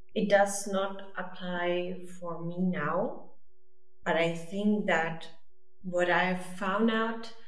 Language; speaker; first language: English; non-native, fluent; Spanish